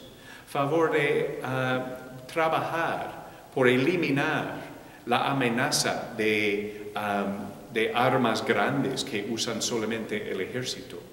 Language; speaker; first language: Spanish; non-native, fluent; English